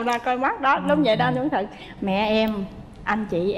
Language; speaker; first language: Vietnamese; native; Vietnamese